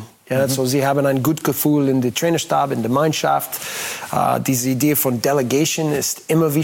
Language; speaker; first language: German; non-native, learner; English